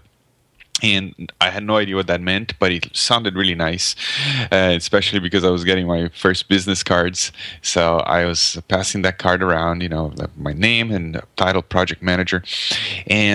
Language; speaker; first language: English; non-native, fluent; Portuguese